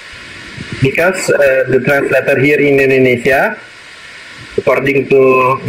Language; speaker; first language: English; non-native, learner; Indonesian